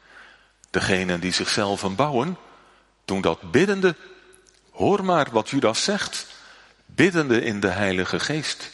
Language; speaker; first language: Dutch; native; Dutch